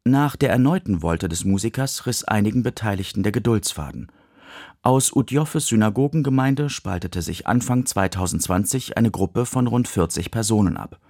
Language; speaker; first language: German; native; German